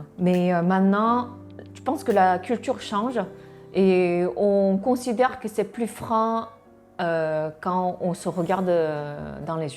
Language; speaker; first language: French; non-native, fluent; Korean